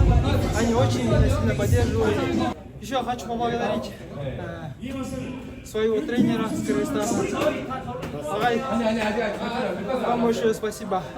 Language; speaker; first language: Russian; non-native, local second language; Kyrgyz